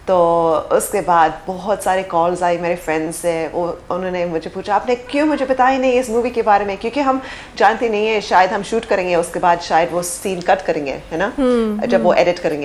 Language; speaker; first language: Hindi; early bilingual, heritage; English